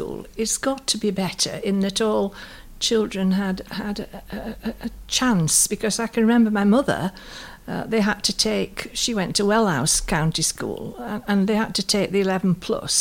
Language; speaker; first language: English; native; English